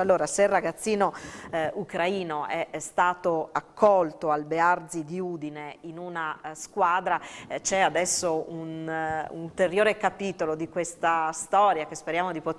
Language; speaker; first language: Italian; native; Italian